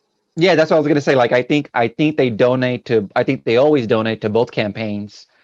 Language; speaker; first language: English; native; English